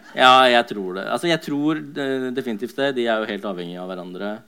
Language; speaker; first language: Norwegian; early bilingual, other home language; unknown